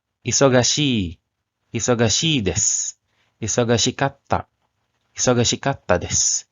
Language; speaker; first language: Japanese; non-native, learner; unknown